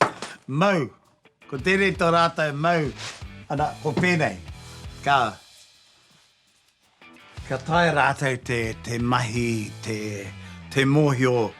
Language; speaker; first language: Māori; native; Māori